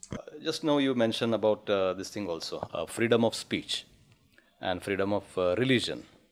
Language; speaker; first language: English; non-native, local second language; Marathi